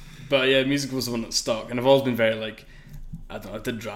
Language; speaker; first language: English; native; English